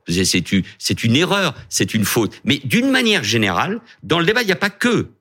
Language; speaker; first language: French; early bilingual, other home language; Catalan